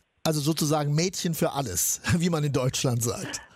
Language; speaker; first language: German; native; German